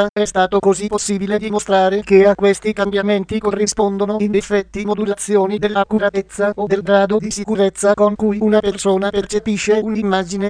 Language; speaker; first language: Italian; native; Italian